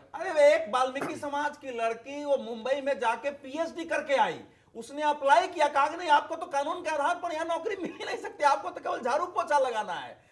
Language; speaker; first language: Hindi; native; Hindi